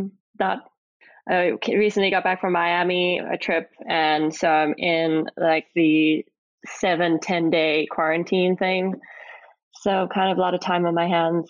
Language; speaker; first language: English; native; English